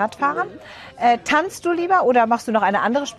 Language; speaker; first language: German; native; German